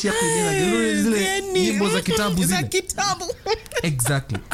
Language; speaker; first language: English; non-native, local second language; Kikuyu